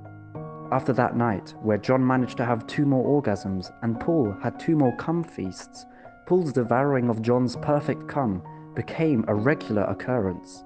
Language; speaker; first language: English; native; English